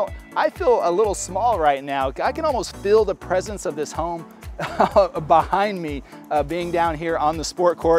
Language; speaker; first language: English; native; English